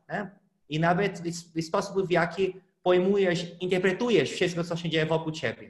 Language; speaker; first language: Polish; non-native, fluent; Portuguese